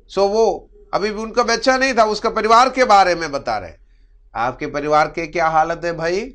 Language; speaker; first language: Hindi; non-native, local second language; Malayalam